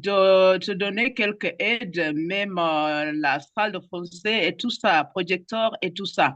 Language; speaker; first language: French; non-native, fluent; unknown